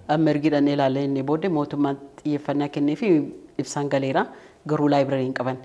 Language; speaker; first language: Oromo; native; Oromo